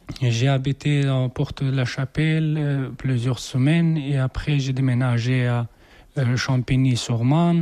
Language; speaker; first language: French; non-native, learner; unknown